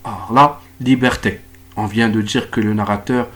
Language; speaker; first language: French; non-native, local second language; Arabic